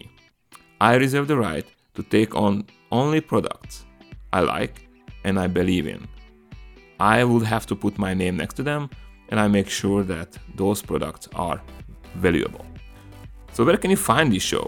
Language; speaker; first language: English; non-native, fluent; Hungarian